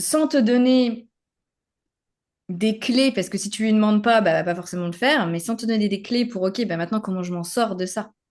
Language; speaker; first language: French; native; French